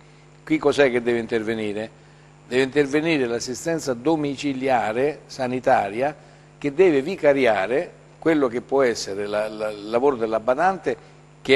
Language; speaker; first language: Italian; native; Italian